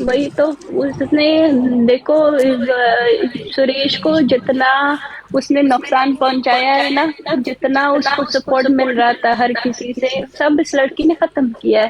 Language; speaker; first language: Hindi; native; Hindi